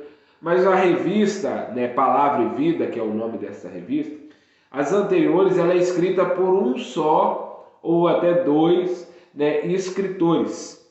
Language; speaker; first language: Portuguese; native; Portuguese